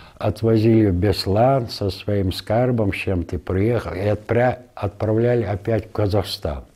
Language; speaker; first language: Russian; non-native, local second language; Ingush